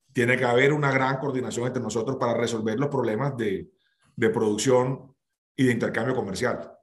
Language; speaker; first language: Spanish; native; Spanish